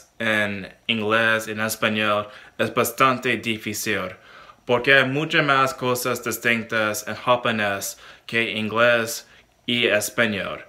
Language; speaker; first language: Spanish; non-native, learner; English